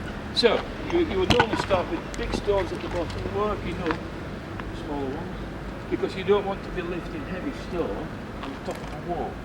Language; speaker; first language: English; native; English